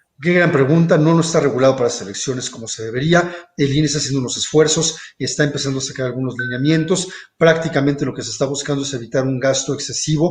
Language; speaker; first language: Spanish; native; Spanish